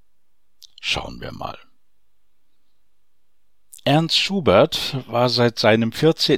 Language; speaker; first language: German; native; German